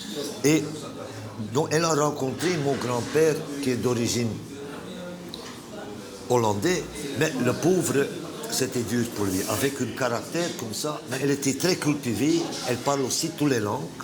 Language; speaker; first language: French; non-native, local second language; Dutch